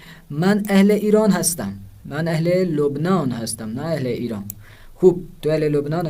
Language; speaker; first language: Persian; non-native, fluent; Urdu